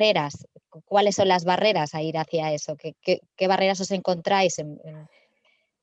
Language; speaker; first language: Spanish; native; Spanish